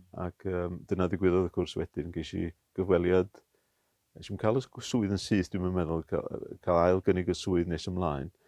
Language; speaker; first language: Welsh; native; Welsh